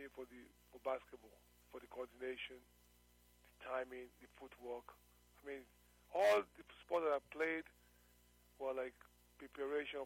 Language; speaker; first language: English; non-native, local second language; Yoruba